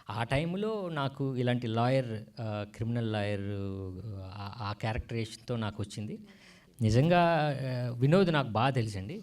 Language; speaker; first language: Telugu; native; Telugu